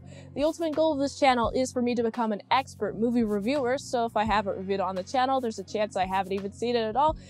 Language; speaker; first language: English; native; English